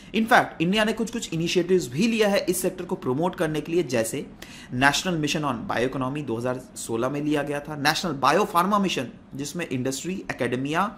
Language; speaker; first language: Hindi; non-native, local second language; Assamese